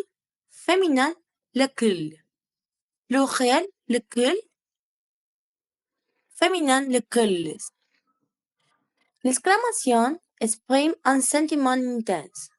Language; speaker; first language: French; non-native, learner; Spanish